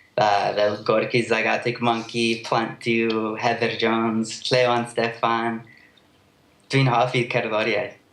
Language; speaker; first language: Welsh; non-native, learner; English